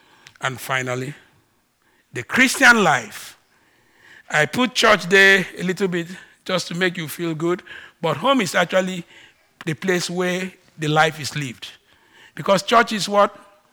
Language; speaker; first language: English; non-native, local second language; Ibibio